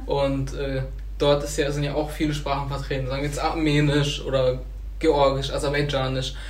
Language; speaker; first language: German; early bilingual, other home language; Arabic